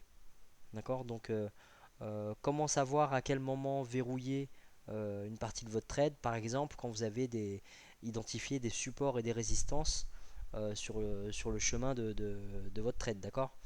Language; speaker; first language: French; native; French